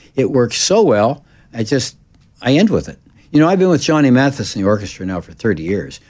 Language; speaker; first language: English; native; English